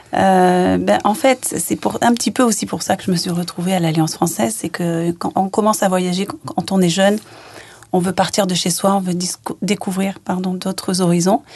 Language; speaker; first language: French; native; French